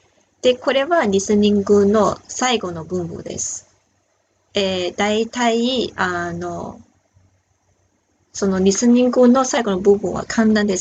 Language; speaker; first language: Japanese; non-native, fluent; Chinese